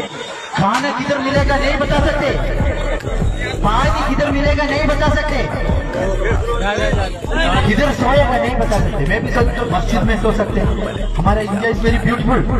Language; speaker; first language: Hindi; non-native, local second language; Malayalam